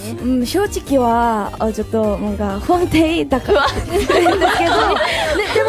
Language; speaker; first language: Japanese; non-native, learner; Korean